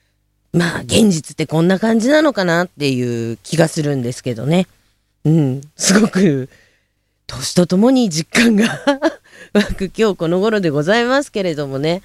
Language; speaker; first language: Japanese; native; Japanese